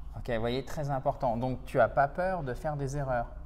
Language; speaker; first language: French; native; French